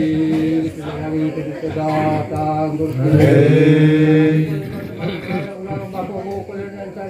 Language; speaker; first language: Indonesian; non-native, local second language; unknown